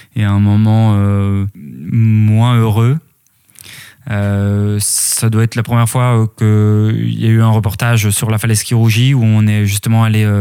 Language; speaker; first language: French; native; French